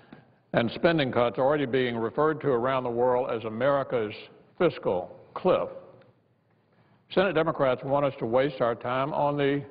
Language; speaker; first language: English; native; English